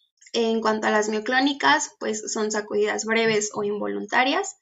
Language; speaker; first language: Spanish; native; Spanish